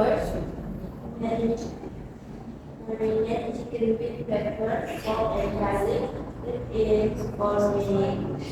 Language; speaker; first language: English; non-native, learner; Indonesian